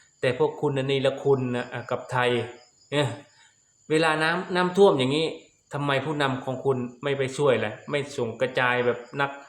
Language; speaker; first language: Thai; non-native, local second language; Lao